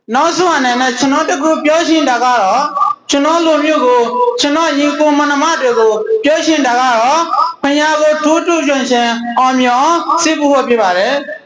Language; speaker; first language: Burmese; non-native, local second language; Rohingya